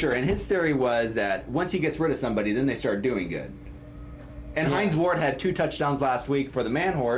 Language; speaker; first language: English; native; English